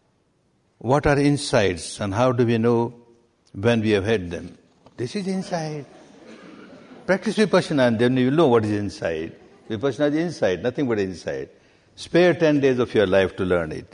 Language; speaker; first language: English; non-native, fluent; Burmese